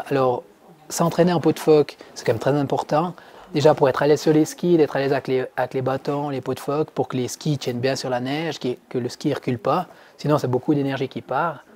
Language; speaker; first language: French; native; French